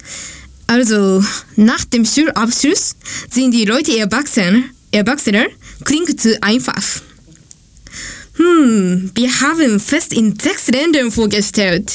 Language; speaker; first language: German; non-native, learner; Japanese